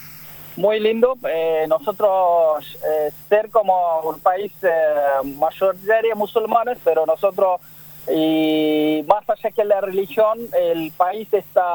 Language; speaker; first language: Spanish; non-native, learner; Bangla